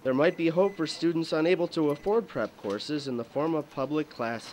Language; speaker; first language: English; native; English